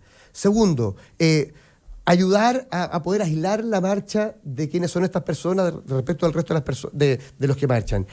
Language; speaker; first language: Spanish; native; Spanish